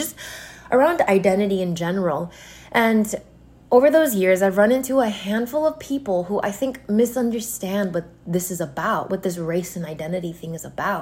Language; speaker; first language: English; native; English